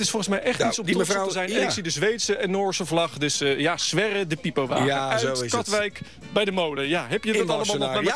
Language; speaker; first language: Dutch; native; Dutch